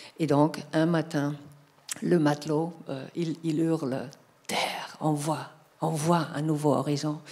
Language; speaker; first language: French; non-native, fluent; German